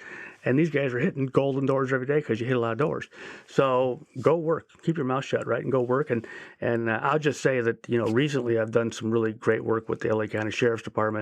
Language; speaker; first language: English; native; English